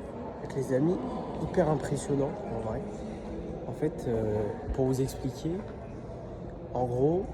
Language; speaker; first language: French; native; French